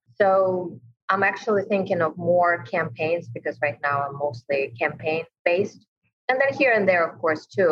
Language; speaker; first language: English; non-native, fluent; Ukrainian